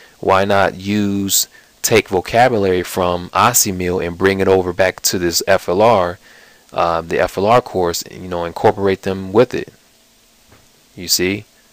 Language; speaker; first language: English; native; English